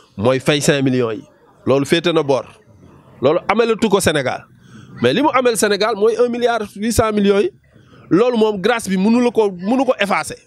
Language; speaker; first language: Wolof; native; Wolof